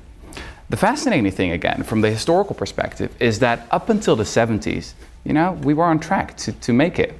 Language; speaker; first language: English; non-native, fluent; Dutch